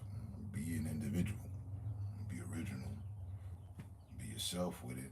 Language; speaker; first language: English; native; English